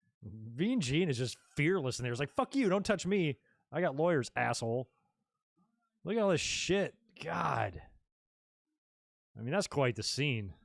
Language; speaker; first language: English; native; English